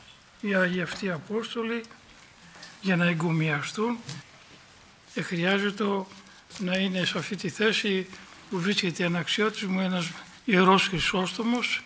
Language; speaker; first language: Greek; native; Greek